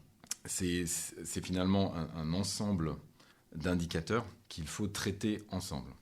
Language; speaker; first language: French; native; French